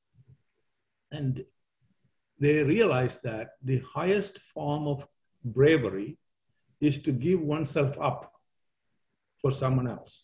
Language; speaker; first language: English; non-native, local second language; Malayalam